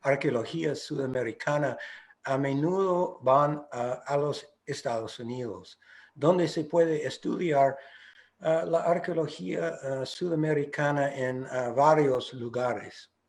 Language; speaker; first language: Spanish; non-native, fluent; English